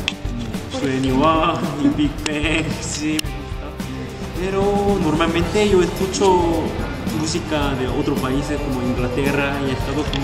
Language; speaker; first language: Spanish; non-native, fluent; Korean